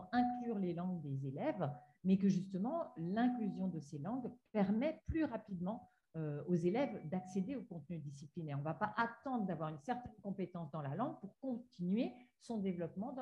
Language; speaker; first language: French; native; French